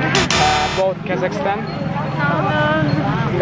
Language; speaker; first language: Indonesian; non-native, learner; Kazakh